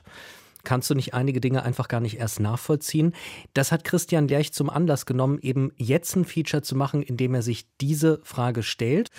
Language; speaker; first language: German; native; German